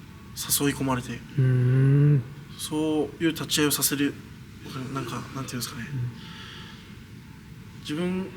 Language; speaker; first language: Japanese; native; Japanese